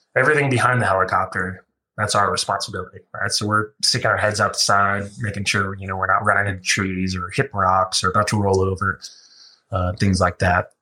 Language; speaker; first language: English; native; English